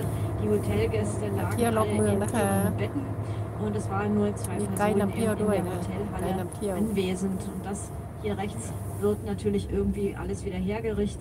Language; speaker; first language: German; native; German